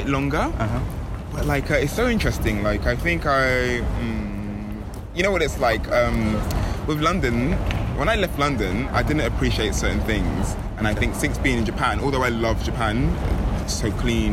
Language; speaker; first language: English; native; English